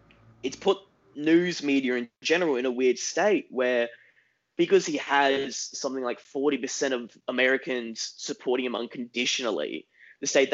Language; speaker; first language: English; native; English